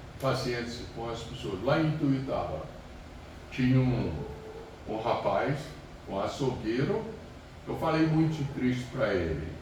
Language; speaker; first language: Portuguese; non-native, fluent; English